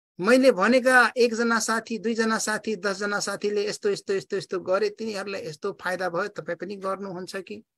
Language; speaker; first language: Nepali; non-native, local second language; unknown